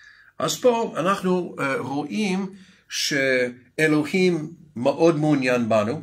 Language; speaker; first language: Hebrew; non-native, fluent; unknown